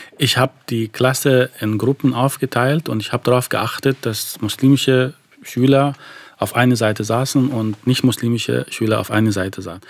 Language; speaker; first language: German; non-native, fluent; Arabic